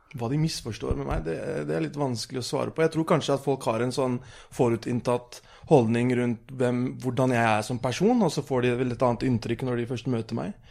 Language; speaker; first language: Norwegian; early bilingual, other home language; Urdu